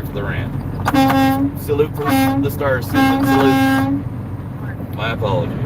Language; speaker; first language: English; native; English